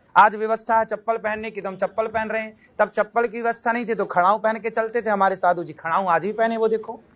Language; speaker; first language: Hindi; native; Hindi